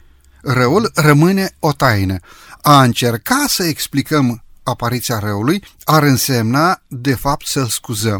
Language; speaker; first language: Romanian; native; Romanian